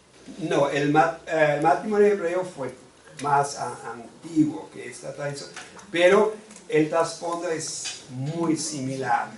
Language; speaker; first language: Spanish; non-native, fluent; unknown